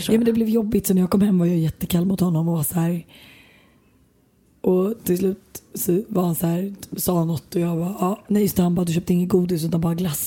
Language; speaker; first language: Swedish; native; Swedish